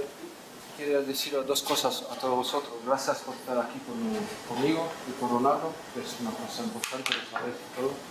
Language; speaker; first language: Spanish; non-native, fluent; French